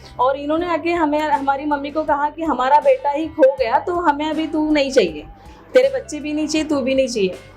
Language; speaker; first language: Hindi; non-native, local second language; Marathi